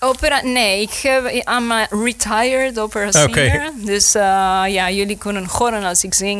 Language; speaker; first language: Dutch; non-native, learner; Spanish